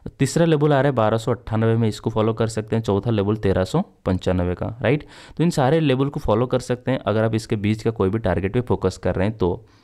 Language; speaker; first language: Hindi; native; Hindi